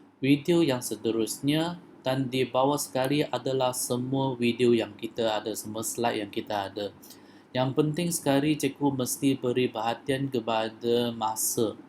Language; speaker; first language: Malay; non-native, local second language; Chinese